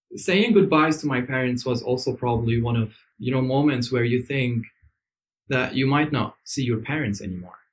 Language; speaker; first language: English; non-native, fluent; Arabic